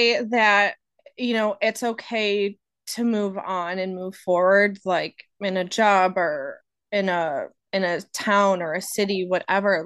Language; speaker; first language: English; native; English